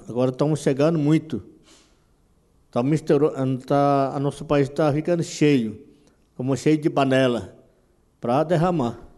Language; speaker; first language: Portuguese; non-native, local second language; Yanomámi